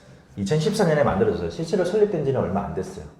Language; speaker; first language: Korean; native; Korean